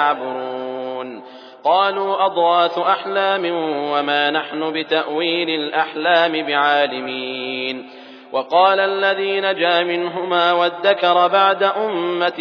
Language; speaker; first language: Arabic; native; Arabic